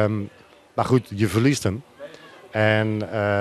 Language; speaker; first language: Dutch; native; Dutch